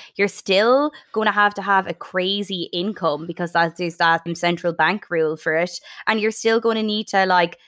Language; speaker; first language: English; native; English